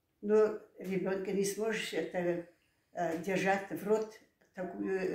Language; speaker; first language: Russian; non-native, local second language; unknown